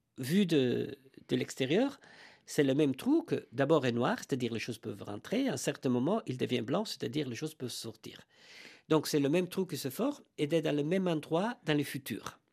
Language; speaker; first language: French; non-native, fluent; Italian